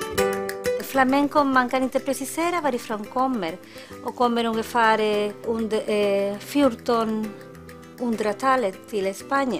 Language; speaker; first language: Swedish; non-native, learner; Spanish